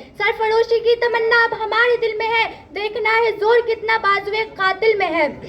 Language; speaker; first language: Urdu; native; Urdu